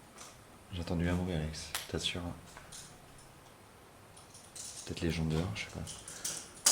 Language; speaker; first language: French; native; French